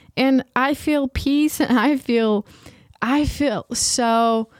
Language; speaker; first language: English; non-native, fluent; Ukrainian